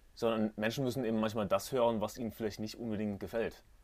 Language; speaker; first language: German; native; German